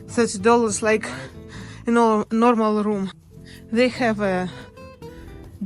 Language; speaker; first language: English; non-native, learner; Russian